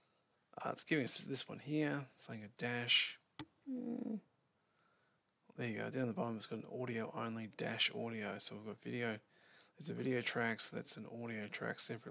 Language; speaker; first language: English; native; English